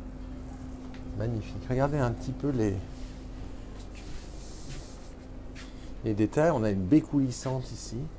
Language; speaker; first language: French; native; French